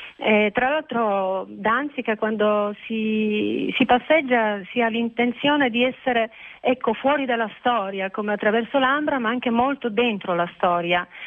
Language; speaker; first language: Italian; non-native, fluent; Polish